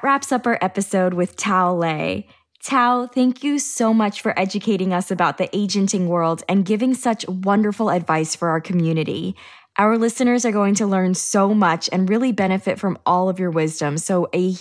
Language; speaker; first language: English; early bilingual, other home language; Chinese